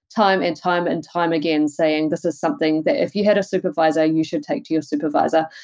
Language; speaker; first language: English; native; English